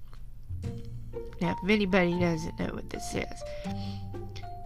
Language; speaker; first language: English; native; English